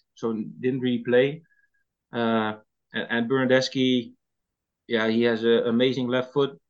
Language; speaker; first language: English; non-native, fluent; Dutch